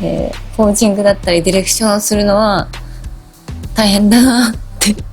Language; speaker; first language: Japanese; native; Japanese